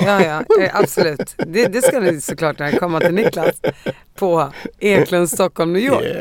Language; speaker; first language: Swedish; native; Swedish